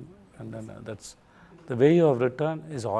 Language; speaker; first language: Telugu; non-native, learner; Tamil